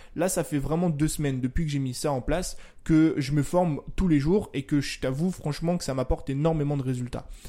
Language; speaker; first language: French; native; French